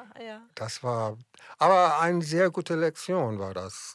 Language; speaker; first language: German; non-native, fluent; English